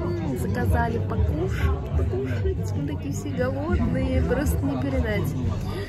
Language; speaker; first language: Russian; native; Russian